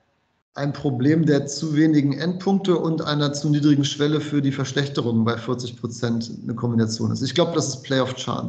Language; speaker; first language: German; native; German